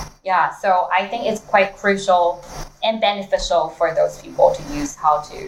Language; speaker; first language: English; non-native, fluent; Chinese